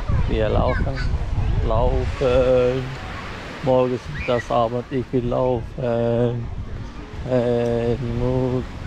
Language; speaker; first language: German; non-native, learner; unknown